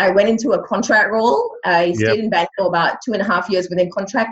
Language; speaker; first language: English; non-native, local second language; Tamil